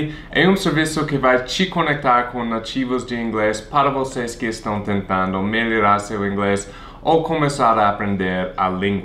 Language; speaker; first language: Portuguese; non-native, fluent; English